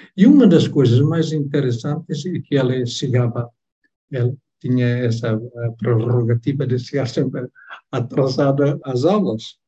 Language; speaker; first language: Portuguese; non-native, local second language; Tetum